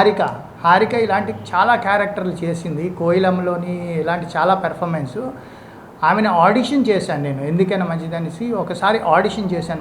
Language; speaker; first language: Telugu; native; Telugu